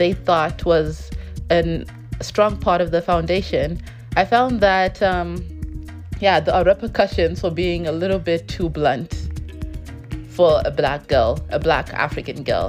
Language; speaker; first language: English; non-native, local second language; Shona